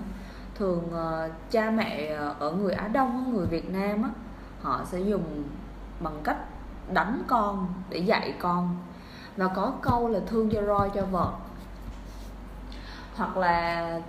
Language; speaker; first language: Vietnamese; native; Vietnamese